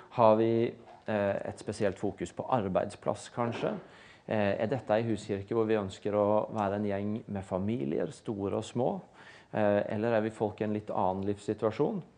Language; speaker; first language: Norwegian; native; Norwegian